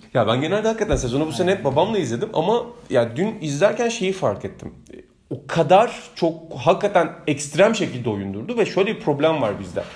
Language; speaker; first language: Turkish; native; Turkish